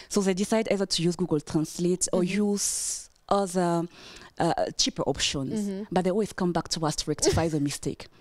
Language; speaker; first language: English; non-native, fluent; French